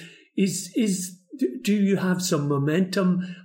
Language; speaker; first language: English; native; English